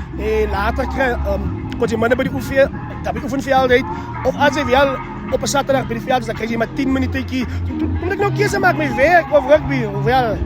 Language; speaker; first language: Afrikaans; native; Afrikaans